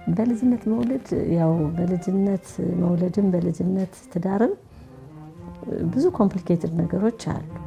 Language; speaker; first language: Amharic; native; Amharic